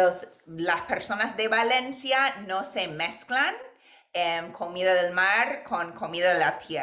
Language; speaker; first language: Spanish; non-native, fluent; English